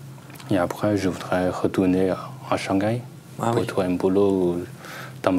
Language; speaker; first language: French; non-native, learner; Chinese